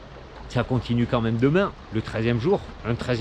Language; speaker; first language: French; native; French